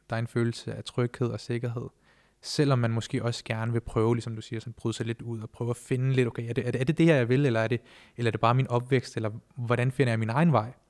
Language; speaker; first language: Danish; early bilingual, other home language; Punjabi